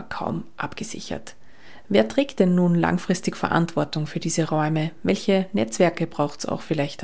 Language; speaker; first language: German; native; German